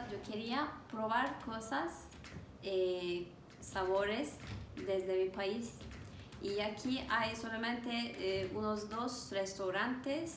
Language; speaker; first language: Spanish; non-native, learner; Turkish